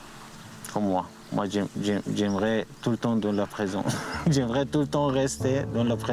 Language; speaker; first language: French; non-native, learner; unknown